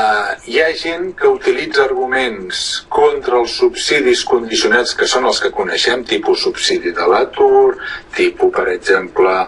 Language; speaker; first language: Catalan; native; Catalan